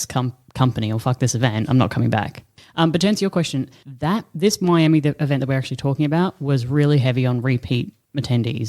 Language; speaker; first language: English; native; English